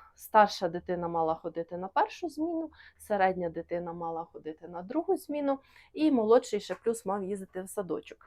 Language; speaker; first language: Ukrainian; non-native, local second language; Russian